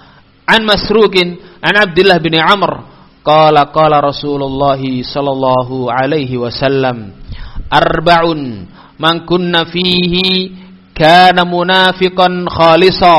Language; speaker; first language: Arabic; non-native, fluent; Indonesian